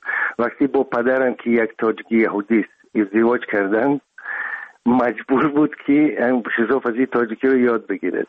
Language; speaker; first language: Persian; non-native, local second language; Russian